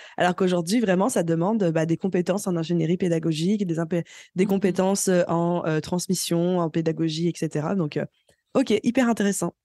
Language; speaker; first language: French; native; French